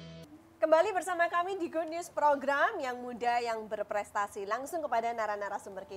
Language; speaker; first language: Indonesian; native; Indonesian